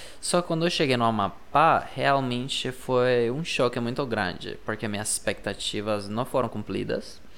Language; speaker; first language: Portuguese; non-native, fluent; Spanish